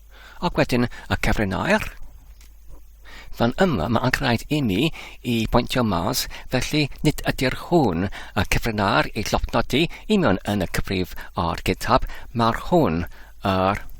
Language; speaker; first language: Welsh; non-native, fluent; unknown